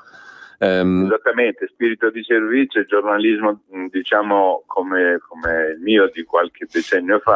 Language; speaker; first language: Italian; native; Italian